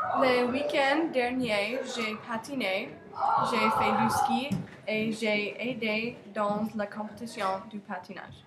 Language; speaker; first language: French; non-native, learner; English